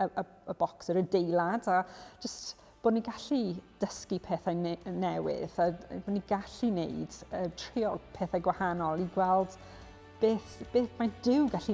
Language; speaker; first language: Welsh; non-native, local second language; English